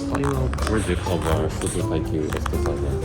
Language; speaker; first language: English; non-native, learner; Japanese